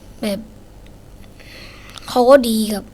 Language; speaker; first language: Thai; non-native, learner; Shan